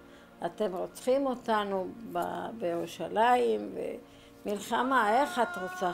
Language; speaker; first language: Hebrew; non-native, fluent; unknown